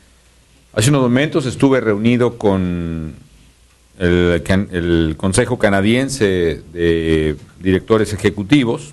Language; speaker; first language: Spanish; native; Spanish